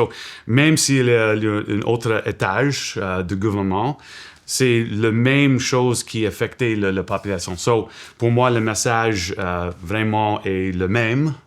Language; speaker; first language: French; non-native, local second language; English